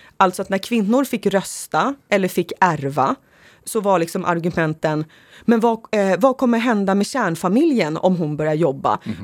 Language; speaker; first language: Swedish; early bilingual, other home language; Finnish